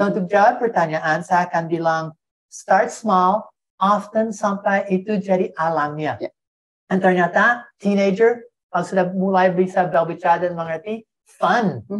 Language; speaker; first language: Indonesian; non-native, fluent; English